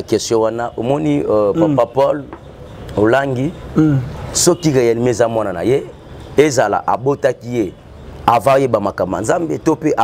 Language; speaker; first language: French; non-native, local second language; Lingala